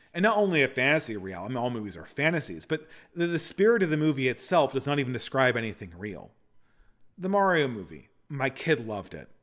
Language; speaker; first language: English; native; English